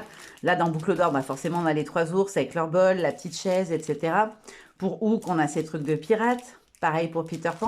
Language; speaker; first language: French; native; French